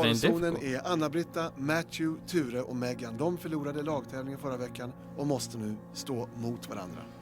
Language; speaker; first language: Swedish; native; Swedish